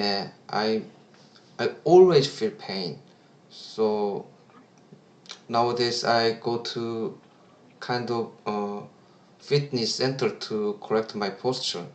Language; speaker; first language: English; non-native, learner; Korean